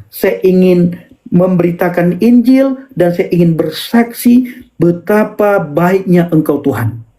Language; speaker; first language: Indonesian; non-native, local second language; Achinese